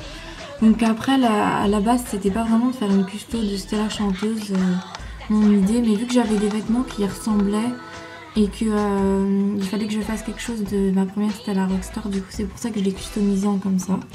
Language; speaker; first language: French; native; French